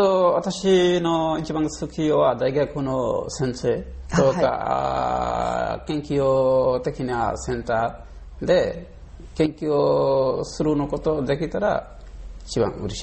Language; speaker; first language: Japanese; non-native, learner; Bangla